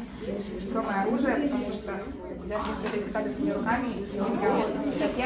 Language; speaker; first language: Russian; native; Russian